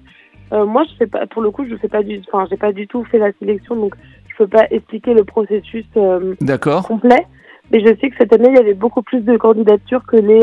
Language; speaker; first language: French; native; French